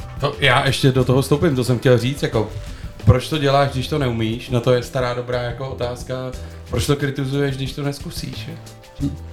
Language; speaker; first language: Czech; native; Czech